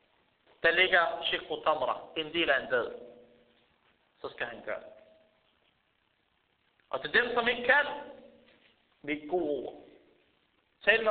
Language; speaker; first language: Danish; early bilingual, other home language; Arabic